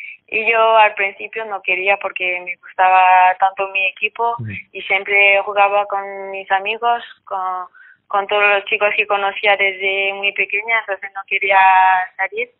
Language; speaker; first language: Spanish; non-native, fluent; French